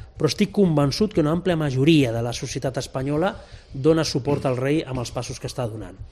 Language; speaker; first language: Catalan; non-native, local second language; Spanish